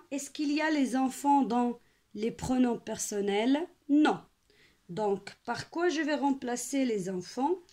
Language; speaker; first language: French; non-native, local second language; Arabic